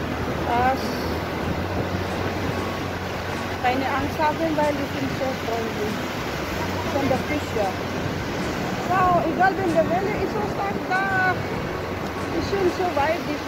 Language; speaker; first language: German; non-native, learner; Filipino